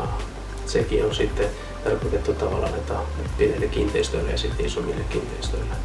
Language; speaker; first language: Finnish; non-native, fluent; Italian